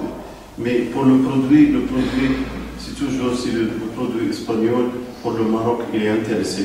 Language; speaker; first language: French; non-native, local second language; Arabic